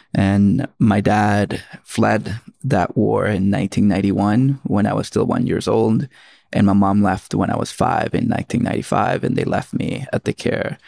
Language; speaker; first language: English; early bilingual, other home language; Spanish